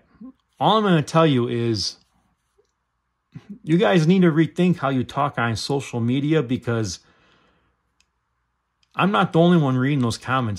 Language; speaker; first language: English; native; English